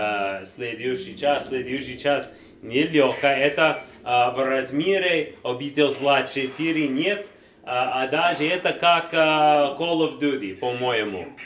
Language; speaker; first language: Russian; non-native, learner; English